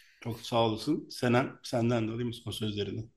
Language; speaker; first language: Turkish; native; Turkish